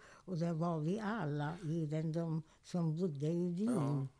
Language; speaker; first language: Swedish; non-native, fluent; Hungarian